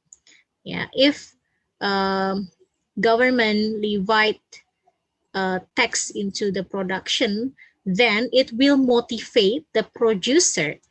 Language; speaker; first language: English; non-native, fluent; Indonesian